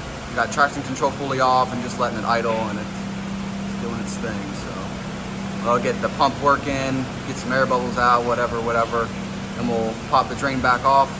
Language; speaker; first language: English; native; English